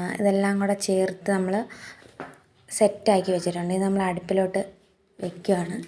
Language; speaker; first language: Malayalam; native; Malayalam